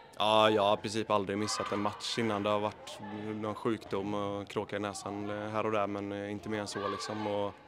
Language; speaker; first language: Swedish; native; Swedish